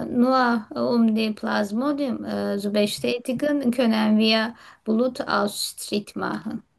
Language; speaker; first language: German; non-native, learner; Turkish